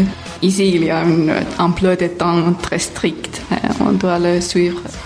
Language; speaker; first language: French; non-native, fluent; Finnish